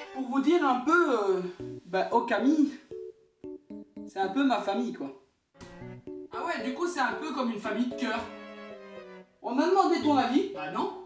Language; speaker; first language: French; native; French